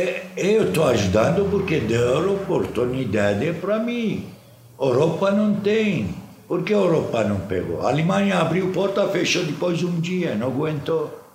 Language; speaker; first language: Portuguese; non-native, fluent; Arabic